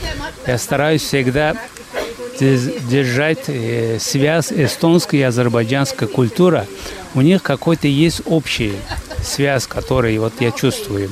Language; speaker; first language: Russian; non-native, fluent; Azerbaijani